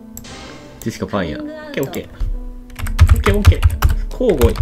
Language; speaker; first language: Japanese; native; Japanese